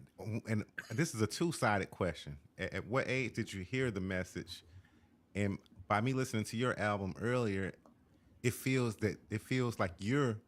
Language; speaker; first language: English; native; English